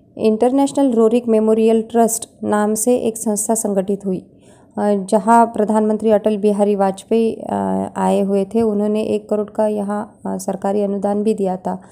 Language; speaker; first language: Hindi; non-native, local second language; Marathi